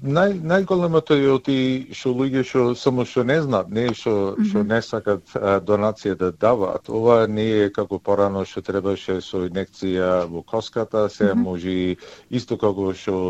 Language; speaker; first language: Macedonian; early bilingual, heritage; Macedonian